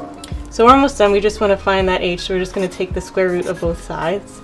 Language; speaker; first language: English; native; English